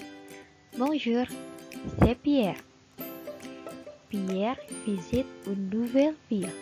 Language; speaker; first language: French; non-native, learner; Indonesian